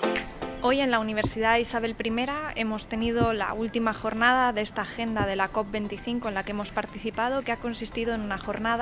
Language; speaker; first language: Spanish; native; Spanish